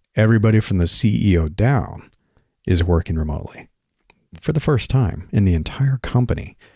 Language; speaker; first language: English; native; English